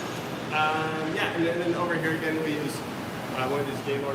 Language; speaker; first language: English; native; English